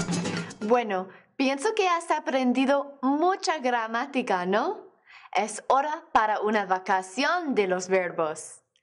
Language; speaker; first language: Spanish; non-native, fluent; English